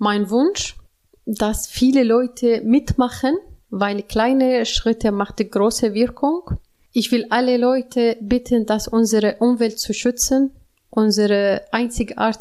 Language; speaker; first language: German; non-native, learner; Arabic